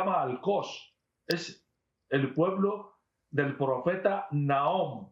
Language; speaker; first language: Spanish; non-native, fluent; Arabic